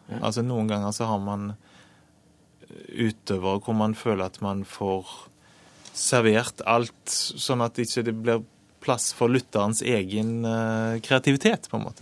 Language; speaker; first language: Norwegian; native; Norwegian